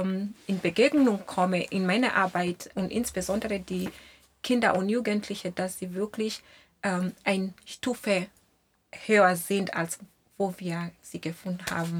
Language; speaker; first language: German; non-native, fluent; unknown